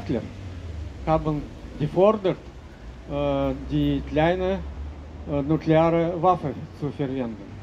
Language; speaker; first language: German; non-native, learner; Russian